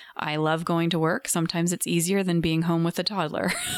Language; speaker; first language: English; native; English